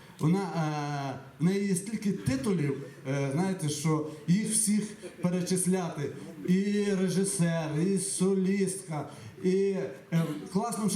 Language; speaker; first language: Ukrainian; native; Ukrainian